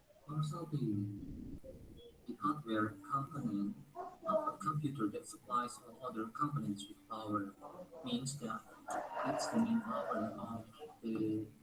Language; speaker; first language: English; non-native, fluent; Indonesian